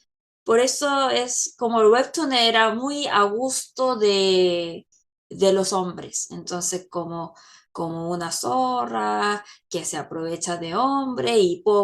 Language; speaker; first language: Spanish; non-native, fluent; Korean